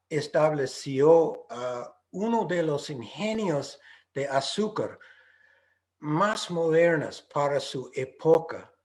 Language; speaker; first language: Spanish; non-native, fluent; English